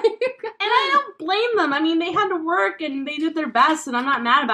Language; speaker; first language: English; native; English